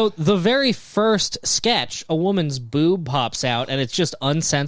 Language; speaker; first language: English; native; English